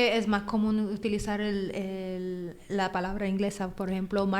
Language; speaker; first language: Spanish; non-native, fluent; Filipino